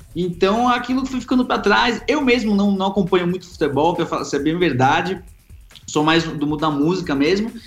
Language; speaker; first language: Portuguese; early bilingual, other home language; Spanish